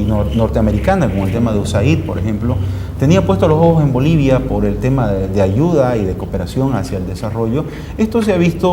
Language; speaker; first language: Spanish; native; Spanish